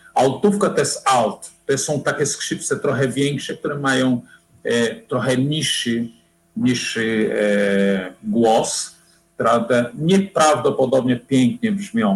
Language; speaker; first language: Polish; non-native, fluent; Portuguese